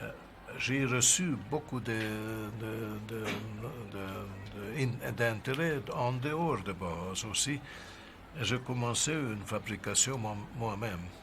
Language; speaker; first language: French; non-native, fluent; Hungarian